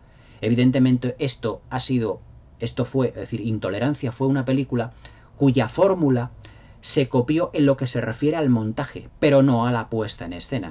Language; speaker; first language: Spanish; native; Spanish